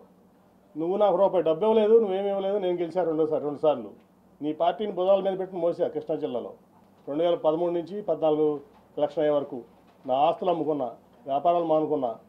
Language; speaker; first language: Telugu; native; Telugu